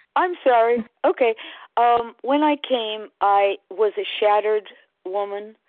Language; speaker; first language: English; native; English